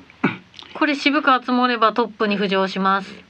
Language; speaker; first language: Japanese; native; Japanese